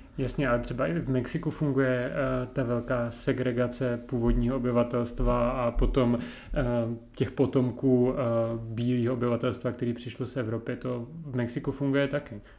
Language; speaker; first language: Czech; native; Czech